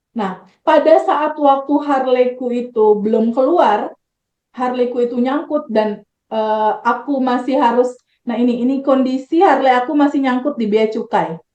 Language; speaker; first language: Indonesian; native; Indonesian